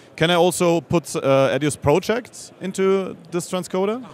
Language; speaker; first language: English; non-native, fluent; German